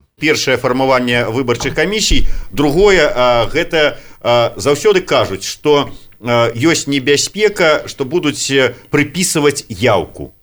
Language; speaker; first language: Belarusian; native; Belarusian